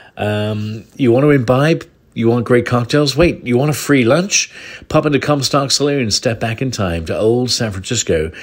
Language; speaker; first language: English; native; English